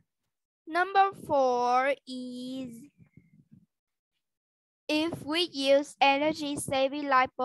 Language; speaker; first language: English; non-native, learner; Vietnamese